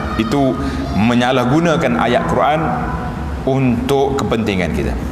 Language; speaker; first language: Malay; native; Malay